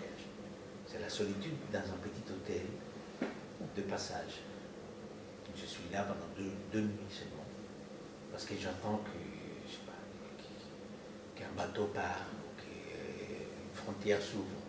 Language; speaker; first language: French; non-native, fluent; Spanish